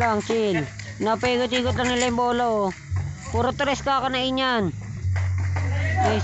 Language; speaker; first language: Filipino; native; Filipino